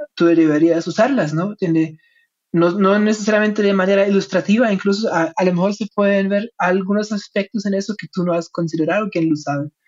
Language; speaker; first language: Spanish; non-native, fluent; German